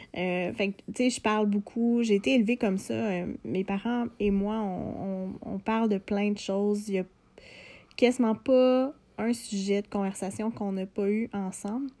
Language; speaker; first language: French; native; French